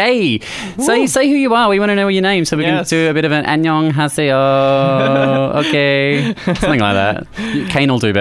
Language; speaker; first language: English; native; English